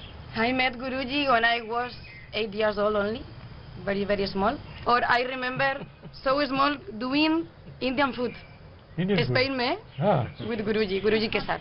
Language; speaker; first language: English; non-native, learner; Spanish